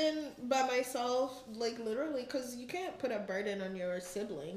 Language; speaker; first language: English; non-native, local second language; Ganda